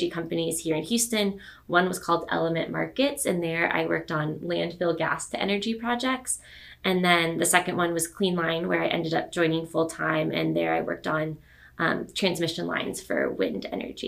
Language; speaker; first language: English; native; English